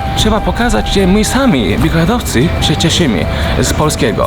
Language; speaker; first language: Polish; non-native, fluent; Japanese